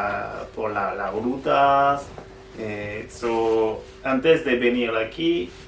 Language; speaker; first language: Spanish; non-native, fluent; French